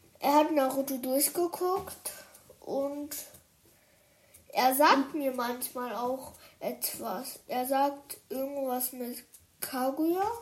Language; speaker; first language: German; early bilingual, other home language; Chinese